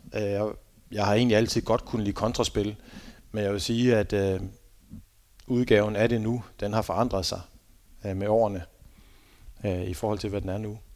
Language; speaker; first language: Danish; native; Danish